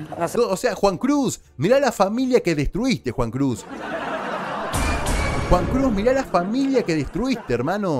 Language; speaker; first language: Spanish; native; Spanish